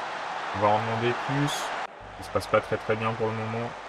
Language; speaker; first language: French; native; French